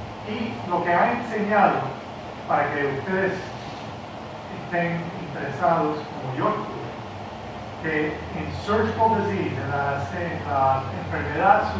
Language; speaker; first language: Spanish; early bilingual, heritage; Spanish